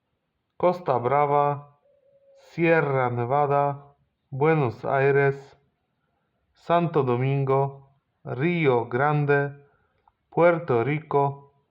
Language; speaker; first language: Spanish; non-native, fluent; Polish